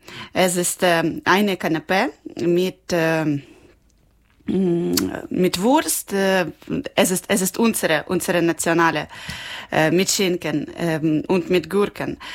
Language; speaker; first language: German; non-native, learner; Ukrainian